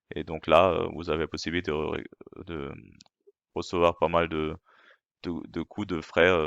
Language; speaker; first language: French; non-native, fluent; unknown